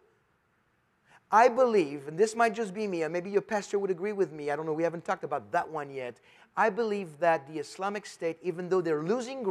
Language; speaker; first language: English; non-native, fluent; French